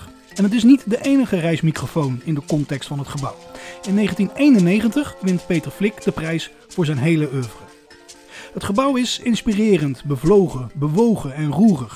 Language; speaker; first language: Dutch; native; Dutch